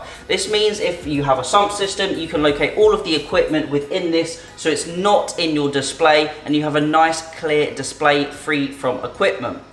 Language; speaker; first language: English; native; English